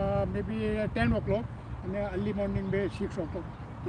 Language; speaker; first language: English; non-native, learner; Gujarati